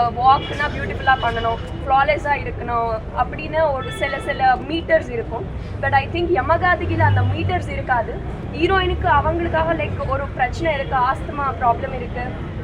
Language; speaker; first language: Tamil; non-native, learner; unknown